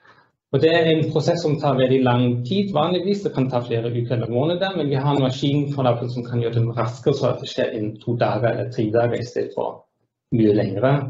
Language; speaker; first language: Norwegian; non-native, fluent; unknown